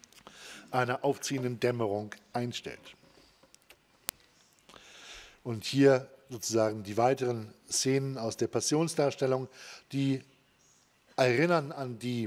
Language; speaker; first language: German; native; German